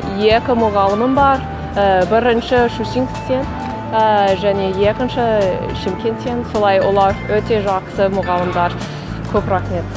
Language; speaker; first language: Kazakh; non-native, learner; English